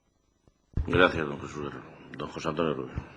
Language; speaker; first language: Spanish; native; Spanish